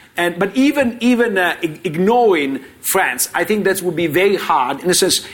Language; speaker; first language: English; non-native, fluent; Italian